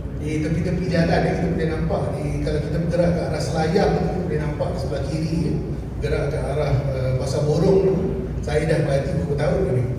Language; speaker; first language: Malay; native; Malay